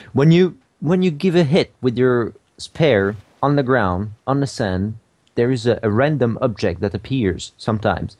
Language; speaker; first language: English; non-native, fluent; French